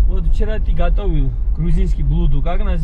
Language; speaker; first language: Russian; non-native, learner; Georgian